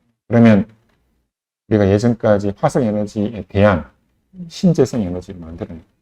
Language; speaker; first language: Korean; native; Korean